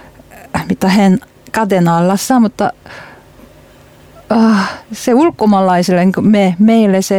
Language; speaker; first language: Finnish; non-native, learner; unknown